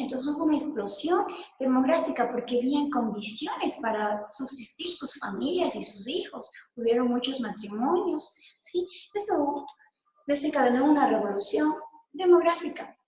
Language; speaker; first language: Spanish; native; Spanish